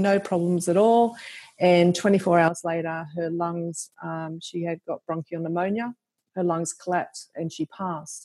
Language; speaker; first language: English; native; English